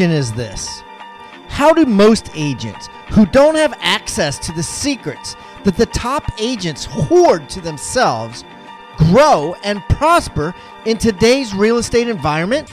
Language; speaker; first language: English; native; English